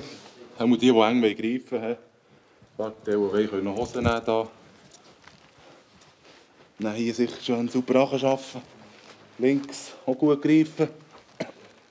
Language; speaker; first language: German; native; German